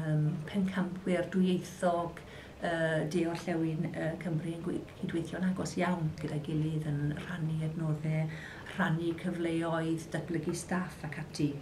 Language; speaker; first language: Welsh; native; Welsh